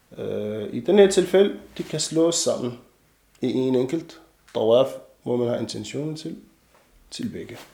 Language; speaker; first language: Danish; non-native, fluent; Arabic